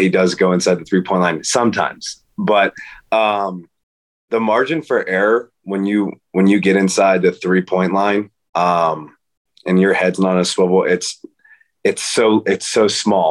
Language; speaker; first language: English; native; English